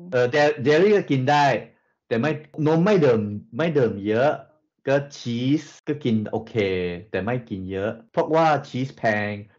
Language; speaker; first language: Thai; non-native, learner; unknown